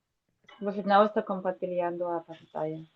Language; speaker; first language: Portuguese; non-native, fluent; Spanish